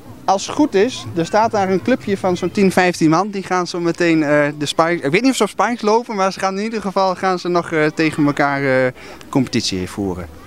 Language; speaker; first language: Dutch; native; Dutch